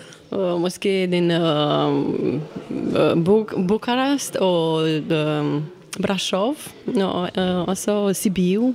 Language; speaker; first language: Danish; non-native, learner; Romanian